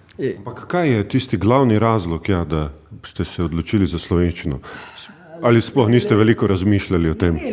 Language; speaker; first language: Slovenian; native; Slovenian